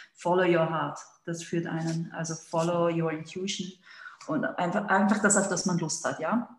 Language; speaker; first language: German; native; German